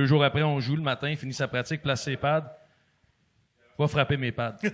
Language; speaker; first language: French; native; French